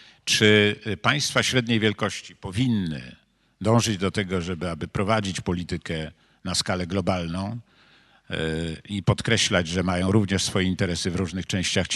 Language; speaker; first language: Polish; native; Polish